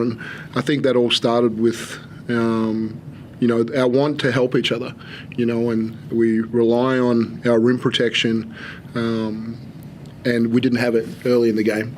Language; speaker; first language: English; native; English